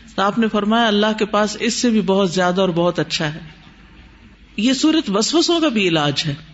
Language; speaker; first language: Urdu; native; Urdu